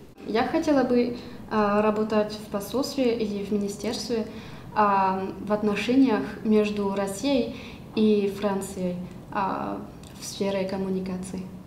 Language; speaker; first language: Russian; non-native, fluent; French